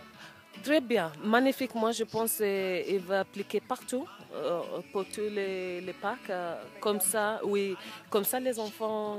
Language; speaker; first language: French; non-native, learner; English